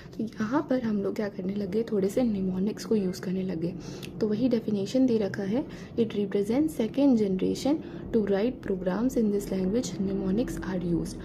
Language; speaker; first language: Hindi; native; Hindi